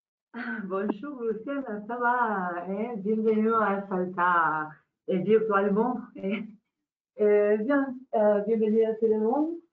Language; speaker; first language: French; non-native, learner; Spanish